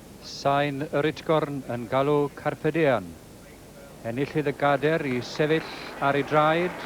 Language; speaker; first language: Welsh; native; Welsh